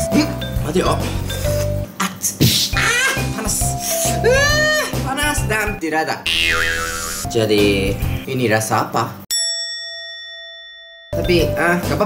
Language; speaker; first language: Indonesian; non-native, learner; Japanese